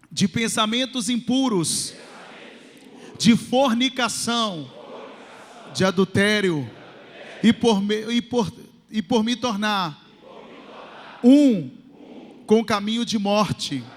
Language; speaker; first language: Portuguese; native; Portuguese